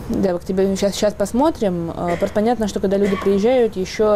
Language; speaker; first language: Russian; native; Russian